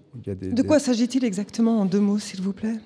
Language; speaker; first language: French; native; French